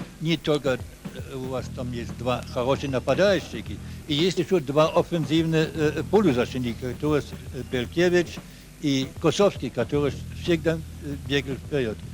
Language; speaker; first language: Russian; non-native, learner; German